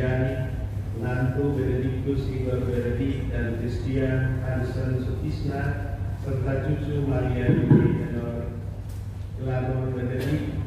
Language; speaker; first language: Indonesian; native; Indonesian